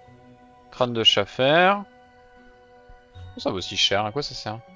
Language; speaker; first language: French; native; French